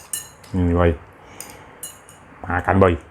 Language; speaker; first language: Indonesian; native; Indonesian